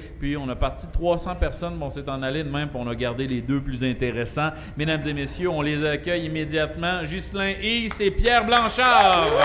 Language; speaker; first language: French; native; French